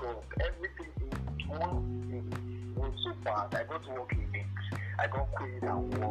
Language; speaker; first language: English; non-native, local second language; Yoruba